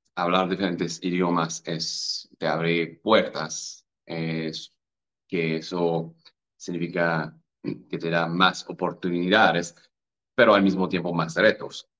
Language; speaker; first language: Spanish; non-native, fluent; English